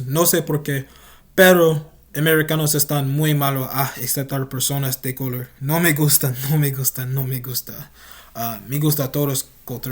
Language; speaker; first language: Spanish; non-native, learner; English